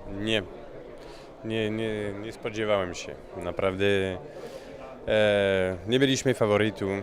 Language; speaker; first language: Polish; non-native, learner; French